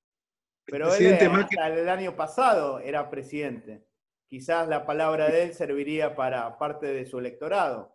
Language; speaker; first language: Spanish; native; Spanish